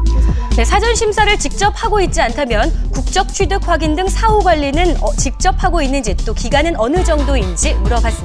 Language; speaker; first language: Korean; native; Korean